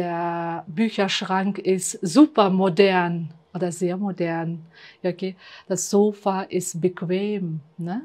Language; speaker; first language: German; non-native, fluent; Uzbek